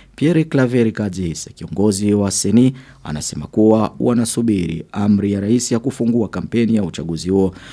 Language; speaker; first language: Swahili; non-native, local second language; Rundi